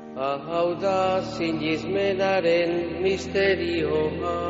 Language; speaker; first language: Basque; native; Basque